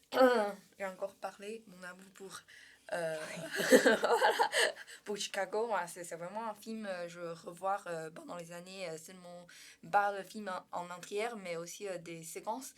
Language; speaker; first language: French; non-native, learner; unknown